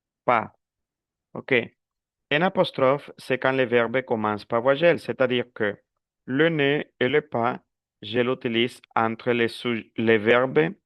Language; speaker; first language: French; non-native, fluent; Spanish